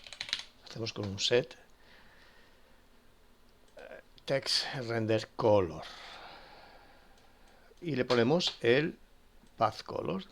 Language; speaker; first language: Spanish; native; Spanish